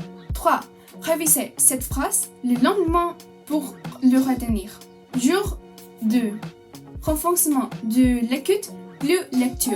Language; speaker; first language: French; non-native, learner; Spanish